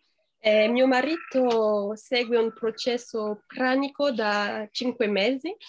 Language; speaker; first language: Italian; non-native, fluent; French